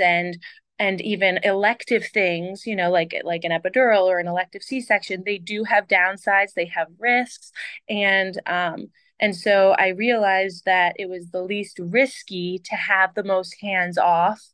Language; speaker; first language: English; native; English